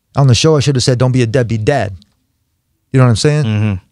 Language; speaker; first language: English; native; English